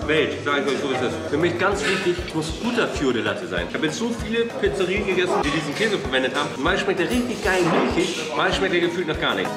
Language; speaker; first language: German; native; German